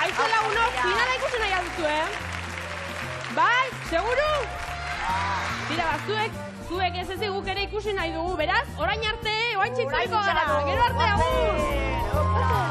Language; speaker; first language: Basque; native; Basque